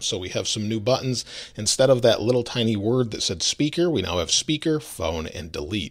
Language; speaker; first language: English; native; English